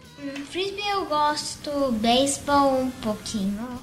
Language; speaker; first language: Portuguese; early bilingual, heritage; Portuguese